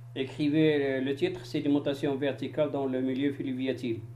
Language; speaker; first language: French; non-native, local second language; Arabic